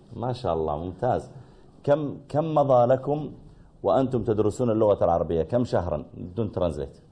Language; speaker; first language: Arabic; native; Arabic